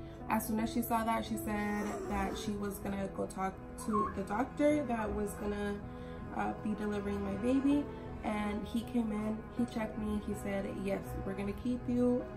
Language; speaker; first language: English; early bilingual, other home language; Spanish